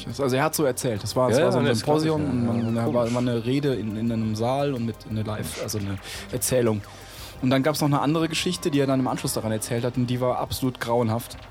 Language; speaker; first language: German; native; German